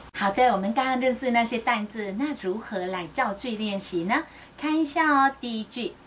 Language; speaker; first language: Chinese; non-native, fluent; Vietnamese